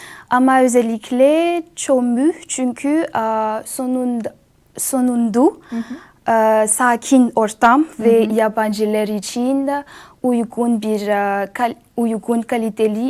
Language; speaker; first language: Turkish; non-native, learner; Malagasy